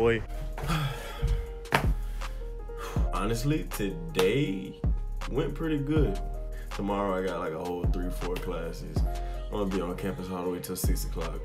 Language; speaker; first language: English; native; English